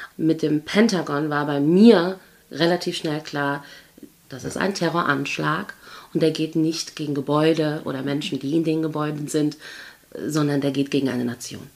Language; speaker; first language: German; native; German